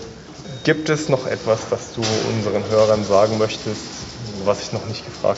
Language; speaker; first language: German; native; German